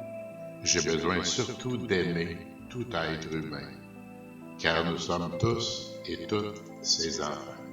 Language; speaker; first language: French; native; French